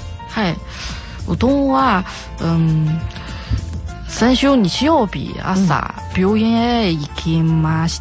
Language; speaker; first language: Japanese; non-native, learner; Chinese